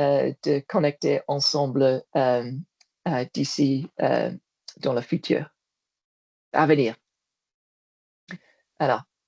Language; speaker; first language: French; non-native, learner; English